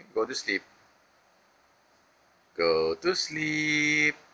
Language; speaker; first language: English; non-native, local second language; Filipino